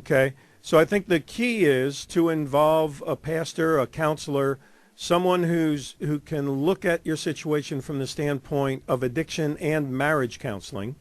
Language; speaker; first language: English; native; English